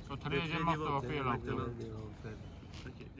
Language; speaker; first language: Swedish; early bilingual, other home language; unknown